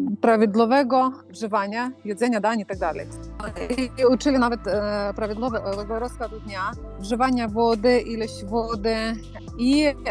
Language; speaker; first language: Polish; non-native, fluent; Ukrainian